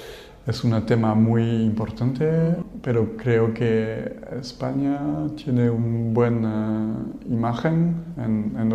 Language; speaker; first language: Spanish; non-native, learner; French